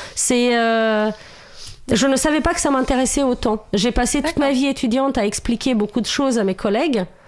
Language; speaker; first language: French; non-native, fluent; Romanian